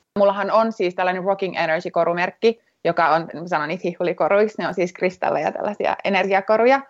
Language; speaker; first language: Finnish; native; Finnish